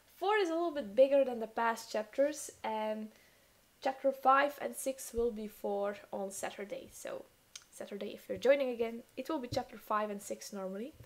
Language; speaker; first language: English; non-native, fluent; Dutch